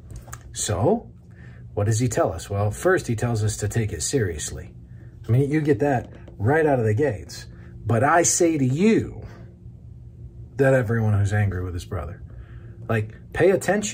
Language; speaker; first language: English; native; English